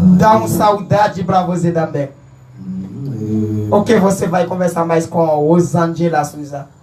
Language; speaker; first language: Portuguese; non-native, learner; Haitian Creole